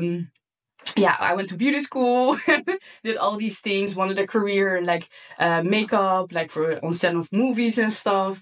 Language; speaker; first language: English; non-native, fluent; Dutch